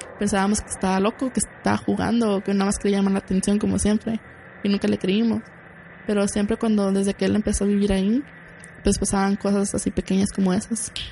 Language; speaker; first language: Spanish; early bilingual, heritage; Spanish